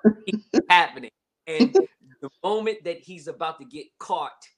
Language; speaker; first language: English; native; English